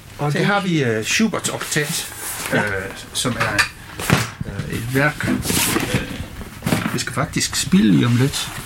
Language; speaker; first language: Danish; non-native, fluent; English